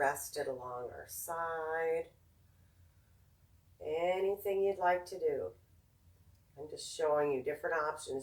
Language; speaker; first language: English; native; English